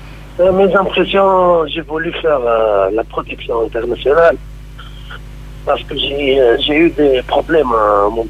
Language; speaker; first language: French; non-native, local second language; Arabic